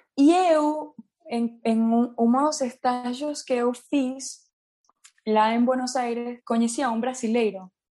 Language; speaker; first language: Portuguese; non-native, learner; Spanish